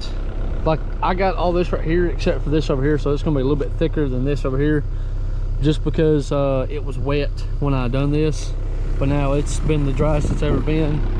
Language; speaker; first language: English; native; English